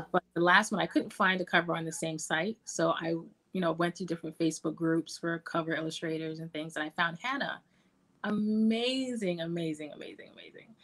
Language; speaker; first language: English; native; English